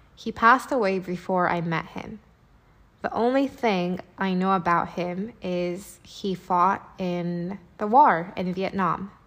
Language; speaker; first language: English; early bilingual, other home language; Japanese